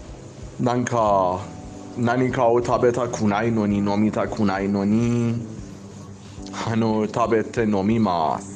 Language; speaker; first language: Japanese; non-native, learner; Persian